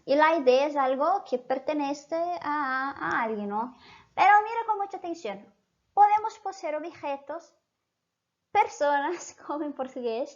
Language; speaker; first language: Spanish; non-native, fluent; Portuguese